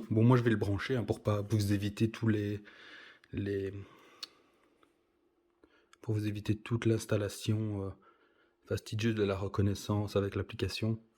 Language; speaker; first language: French; native; French